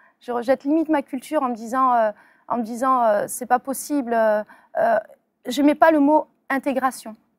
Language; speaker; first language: French; early bilingual, other home language; Arabic